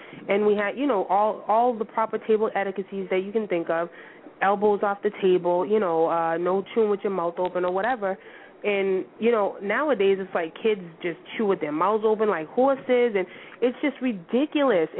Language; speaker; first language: English; native; English